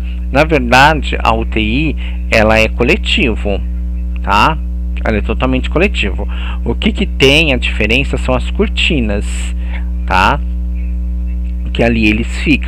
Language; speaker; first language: Portuguese; native; Portuguese